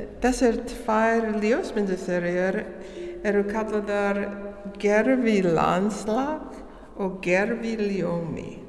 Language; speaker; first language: Icelandic; non-native, learner; English